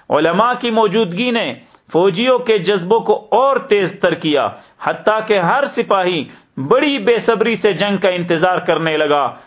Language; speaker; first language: Urdu; native; Urdu